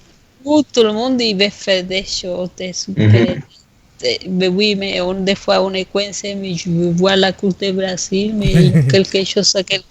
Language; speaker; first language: French; non-native, fluent; Spanish